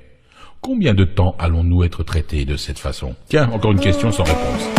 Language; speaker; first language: French; native; French